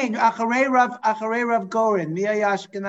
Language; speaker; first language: Hebrew; non-native, fluent; English